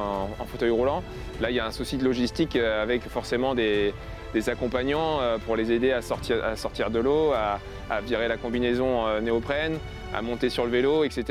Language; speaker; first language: French; native; French